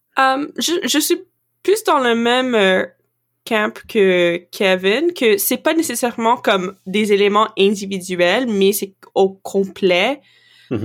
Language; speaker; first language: French; non-native, local second language; English